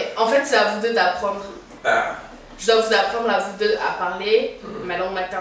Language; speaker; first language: French; native; French